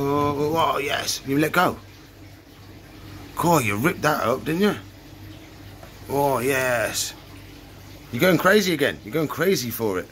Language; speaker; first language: English; native; English